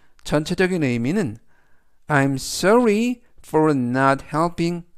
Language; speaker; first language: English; non-native, fluent; Korean